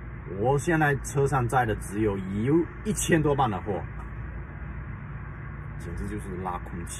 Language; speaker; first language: Chinese; native; Chinese